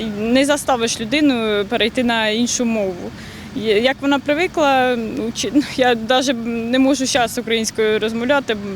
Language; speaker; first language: Ukrainian; non-native, local second language; Russian